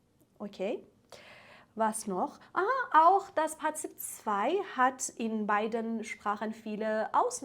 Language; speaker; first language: German; non-native, fluent; Persian